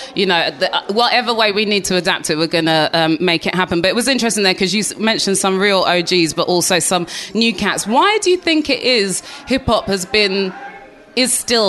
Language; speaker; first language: English; native; English